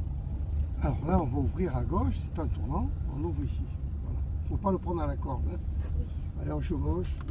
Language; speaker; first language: French; native; French